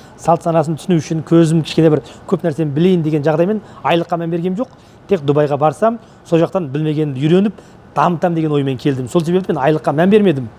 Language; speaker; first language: Kazakh; native; Kazakh